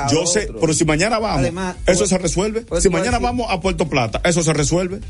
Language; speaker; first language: Spanish; native; Spanish